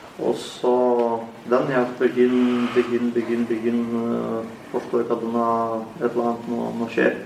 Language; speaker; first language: Norwegian; non-native, learner; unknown